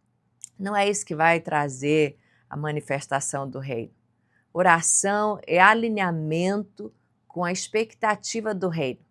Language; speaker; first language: Portuguese; native; Portuguese